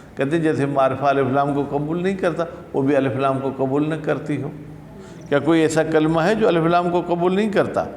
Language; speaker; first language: Urdu; non-native, local second language; Sindhi